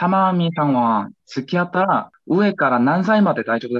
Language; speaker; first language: Japanese; non-native, learner; Korean